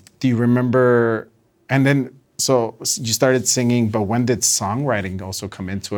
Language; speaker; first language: English; early bilingual, other home language; Spanish